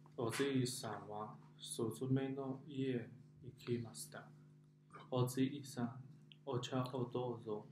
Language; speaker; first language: Japanese; non-native, learner; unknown